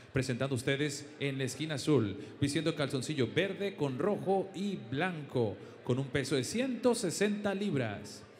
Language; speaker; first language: Spanish; native; Spanish